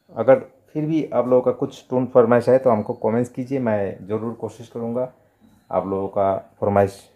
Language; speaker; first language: Hindi; non-native, local second language; Bangla